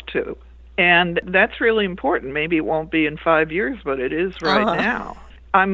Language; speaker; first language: English; native; English